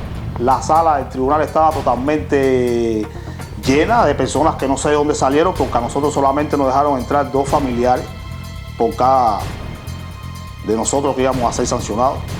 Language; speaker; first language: Spanish; native; Spanish